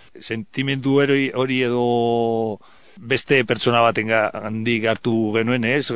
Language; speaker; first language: Basque; non-native, local second language; Spanish